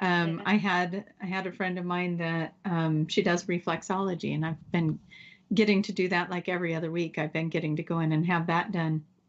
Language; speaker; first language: English; native; English